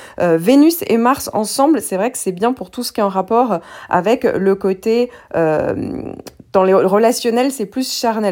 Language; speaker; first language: French; native; French